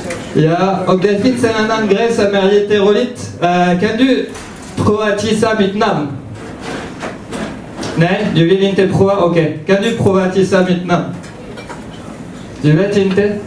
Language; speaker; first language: Swedish; non-native, fluent; French